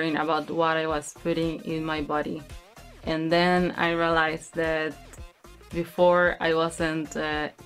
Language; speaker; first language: English; non-native, learner; Spanish